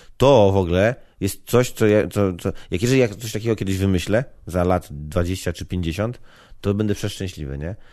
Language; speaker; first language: Polish; native; Polish